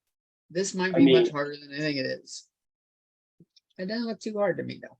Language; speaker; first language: English; native; English